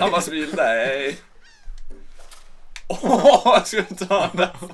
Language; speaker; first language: Norwegian; native; Norwegian